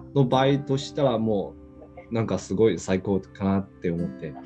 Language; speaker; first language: Japanese; non-native, fluent; Chinese